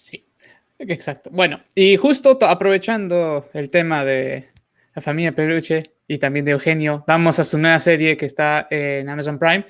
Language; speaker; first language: Spanish; native; Spanish